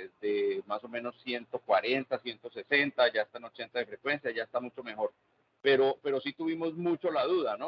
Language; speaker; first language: Spanish; native; Spanish